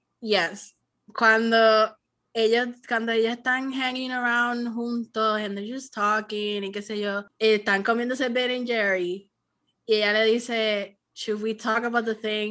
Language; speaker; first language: Spanish; early bilingual, heritage; Spanish